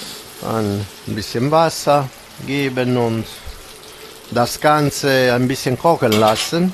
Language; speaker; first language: German; non-native, fluent; Italian